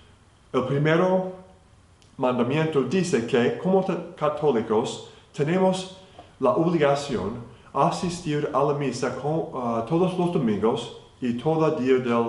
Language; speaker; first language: Spanish; non-native, fluent; English